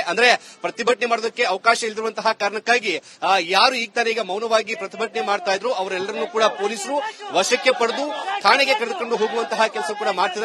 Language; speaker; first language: Kannada; native; Kannada